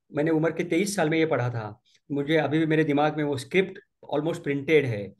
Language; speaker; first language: Hindi; non-native, local second language; Marathi